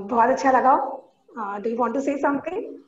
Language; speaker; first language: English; non-native, local second language; Hindi